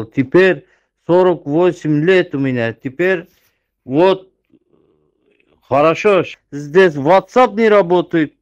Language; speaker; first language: Russian; non-native, learner; Turkmen